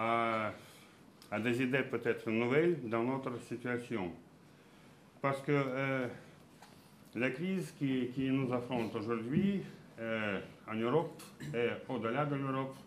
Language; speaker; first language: French; non-native, fluent; Russian